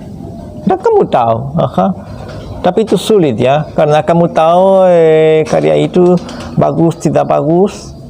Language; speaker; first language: Indonesian; non-native, fluent; Spanish